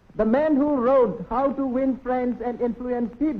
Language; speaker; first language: English; non-native, local second language; Burmese